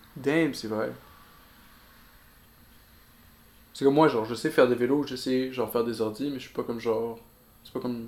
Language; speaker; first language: French; native; French